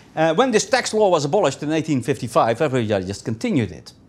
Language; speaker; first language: English; non-native, fluent; Dutch